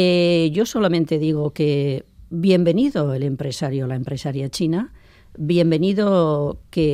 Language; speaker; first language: Spanish; native; Spanish